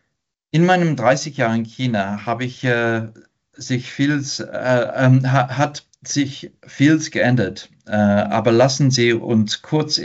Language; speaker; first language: German; non-native, fluent; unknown